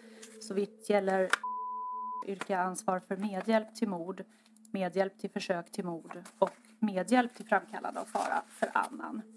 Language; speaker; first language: Swedish; native; Swedish